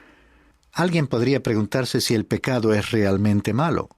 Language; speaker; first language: Spanish; native; Spanish